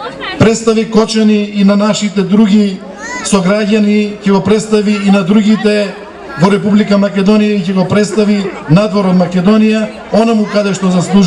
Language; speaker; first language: Macedonian; native; Macedonian